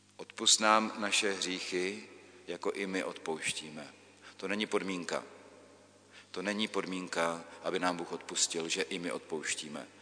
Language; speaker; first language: Czech; native; Czech